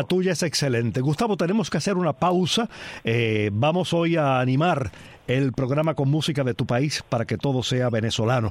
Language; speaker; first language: Spanish; native; Spanish